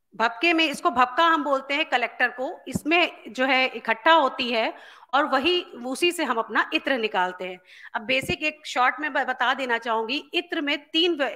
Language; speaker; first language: Hindi; native; Hindi